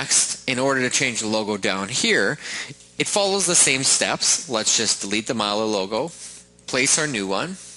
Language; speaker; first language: English; native; English